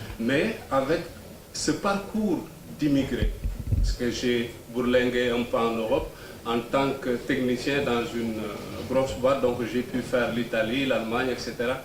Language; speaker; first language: French; non-native, local second language; Wolof